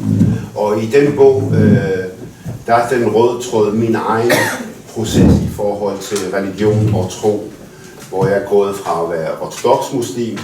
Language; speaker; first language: Danish; early bilingual, other home language; Arabic